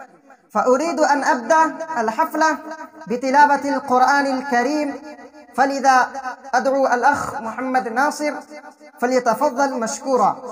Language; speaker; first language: Arabic; non-native, fluent; Urdu